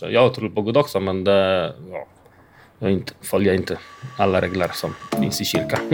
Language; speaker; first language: Swedish; non-native, learner; Polish